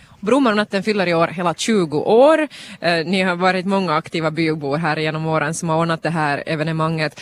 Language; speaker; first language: Swedish; native; Swedish